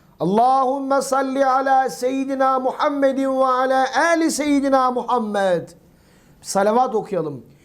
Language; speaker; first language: Turkish; native; Turkish